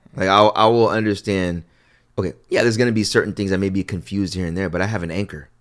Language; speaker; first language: English; early bilingual, other home language; Akan